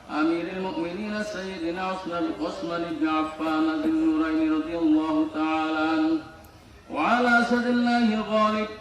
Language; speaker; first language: Arabic; non-native, fluent; Bangla